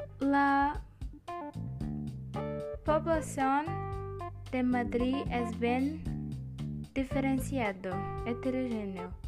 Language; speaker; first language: Spanish; non-native, learner; Portuguese